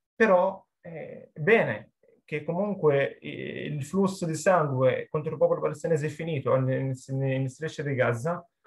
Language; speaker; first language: Italian; non-native, fluent; Arabic